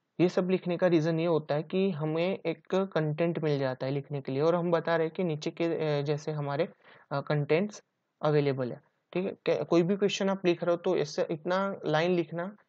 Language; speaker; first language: Hindi; non-native, local second language; Gujarati